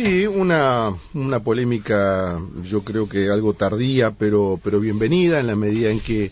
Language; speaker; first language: Spanish; native; Spanish